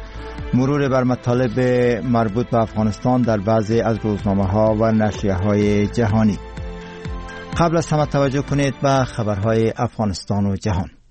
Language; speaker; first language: Persian; native; Persian